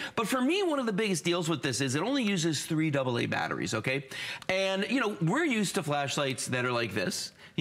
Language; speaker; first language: English; native; English